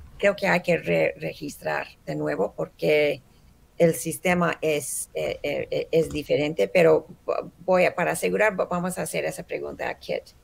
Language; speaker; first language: Spanish; early bilingual, heritage; Spanish